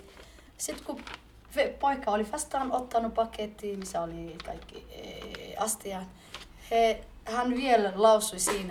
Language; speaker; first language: Finnish; early bilingual, other home language; Somali